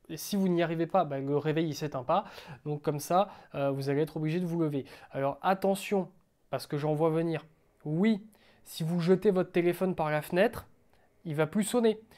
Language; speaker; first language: French; native; French